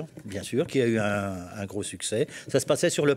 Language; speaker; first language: French; native; French